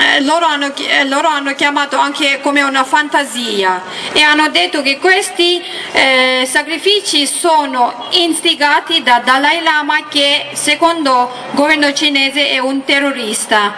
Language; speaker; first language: Italian; non-native, learner; Tibetan